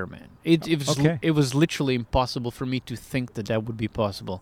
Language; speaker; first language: English; non-native, fluent; Portuguese